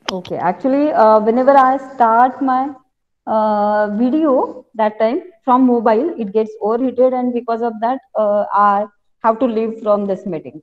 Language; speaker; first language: English; non-native, local second language; Marathi